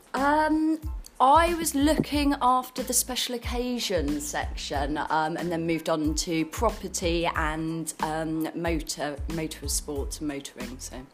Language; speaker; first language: English; native; English